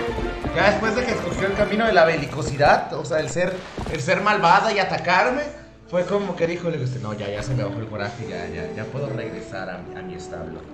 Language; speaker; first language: Spanish; native; Spanish